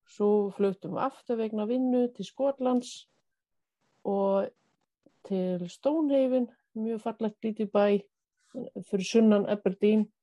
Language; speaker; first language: Icelandic; non-native, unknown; German